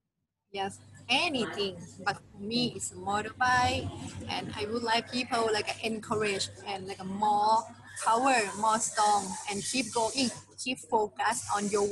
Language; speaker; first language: English; non-native, learner; Thai